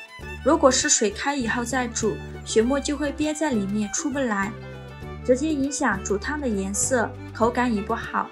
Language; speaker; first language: Chinese; native; Chinese